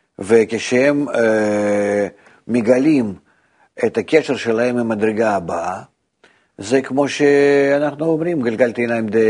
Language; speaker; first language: Hebrew; non-native, fluent; Russian